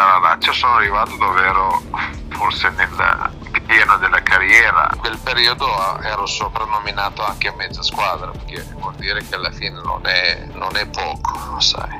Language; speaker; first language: Italian; non-native, fluent; Serbian